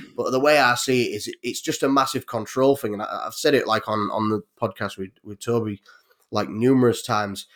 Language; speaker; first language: English; native; English